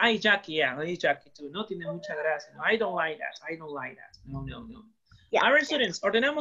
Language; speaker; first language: English; non-native, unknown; Spanish